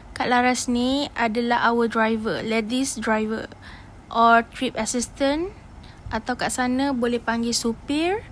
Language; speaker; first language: Malay; native; Malay